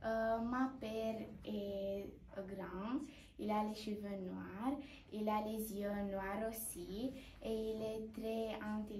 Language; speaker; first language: French; non-native, learner; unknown